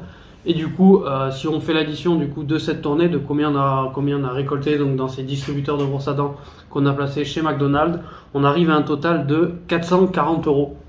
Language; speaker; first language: French; native; French